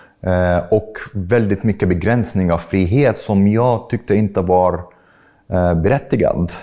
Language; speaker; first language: Swedish; non-native, fluent; Arabic